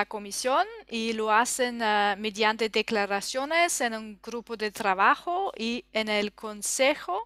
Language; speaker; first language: Spanish; non-native, learner; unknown